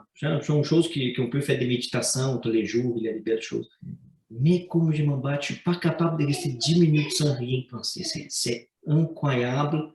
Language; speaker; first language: French; non-native, fluent; Portuguese